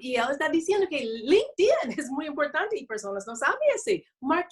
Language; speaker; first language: Spanish; non-native, learner; English